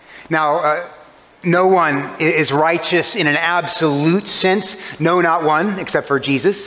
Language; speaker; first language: English; native; English